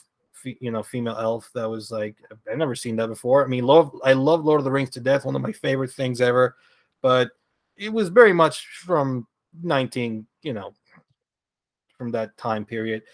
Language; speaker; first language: English; early bilingual, other home language; Spanish